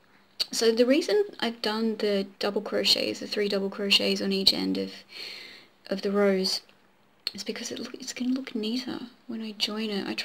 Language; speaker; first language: English; native; English